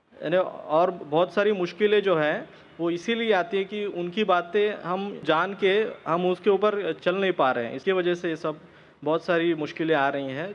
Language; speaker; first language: Hindi; non-native, local second language; Marathi